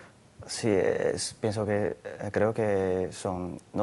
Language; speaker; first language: Spanish; non-native, learner; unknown